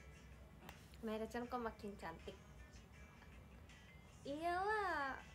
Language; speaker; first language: Indonesian; non-native, fluent; Japanese